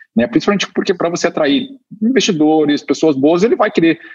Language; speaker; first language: Portuguese; native; Portuguese